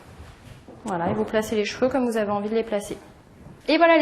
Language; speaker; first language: French; native; French